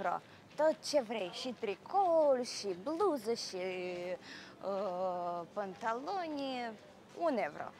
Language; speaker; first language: Romanian; non-native, learner; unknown